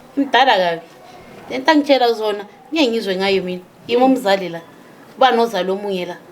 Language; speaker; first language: Zulu; native; Zulu